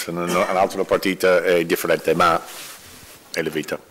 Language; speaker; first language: Italian; non-native, learner; English